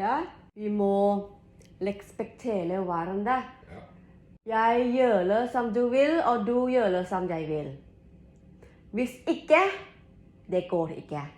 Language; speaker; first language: Norwegian; non-native, learner; Thai